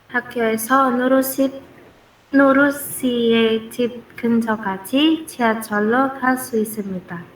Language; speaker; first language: Korean; non-native, learner; Indonesian